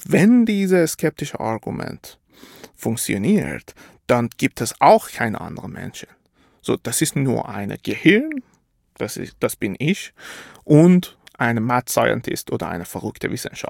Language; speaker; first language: German; non-native, fluent; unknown